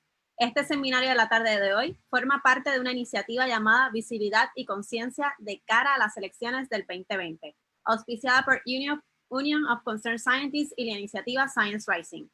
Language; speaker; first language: Spanish; native; Spanish